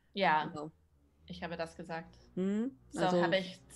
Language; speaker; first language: German; non-native, learner; English